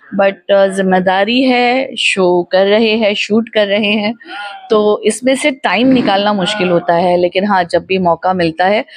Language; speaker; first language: Hindi; non-native, local second language; Gujarati